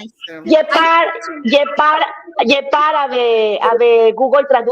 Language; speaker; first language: French; non-native, learner; Spanish